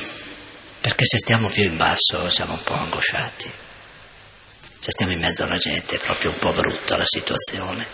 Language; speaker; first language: Italian; native; Italian